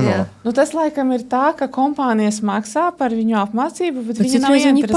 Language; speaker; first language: Latvian; non-native, local second language; Russian